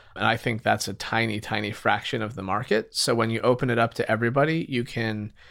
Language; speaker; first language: English; native; English